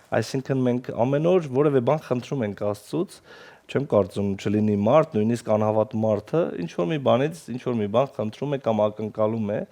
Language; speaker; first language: Armenian; non-native, local second language; Kurdish